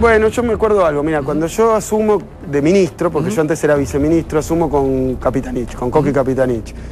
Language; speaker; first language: Spanish; native; Spanish